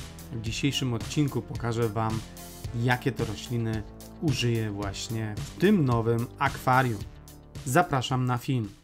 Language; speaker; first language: Polish; native; Polish